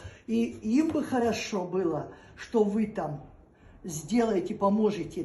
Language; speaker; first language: Russian; native; Russian